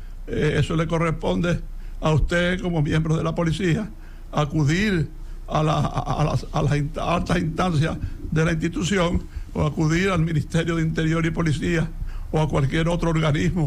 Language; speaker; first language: Spanish; native; Spanish